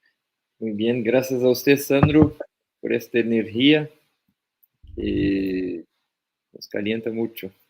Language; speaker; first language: Spanish; non-native, fluent; Portuguese